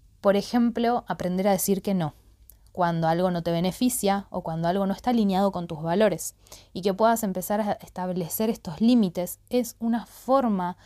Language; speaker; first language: Spanish; native; Spanish